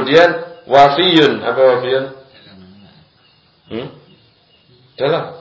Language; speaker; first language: Arabic; non-native, fluent; Indonesian